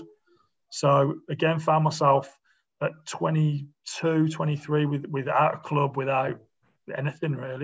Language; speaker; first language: English; native; English